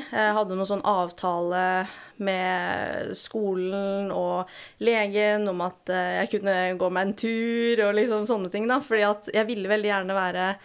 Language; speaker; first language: Norwegian; native; Norwegian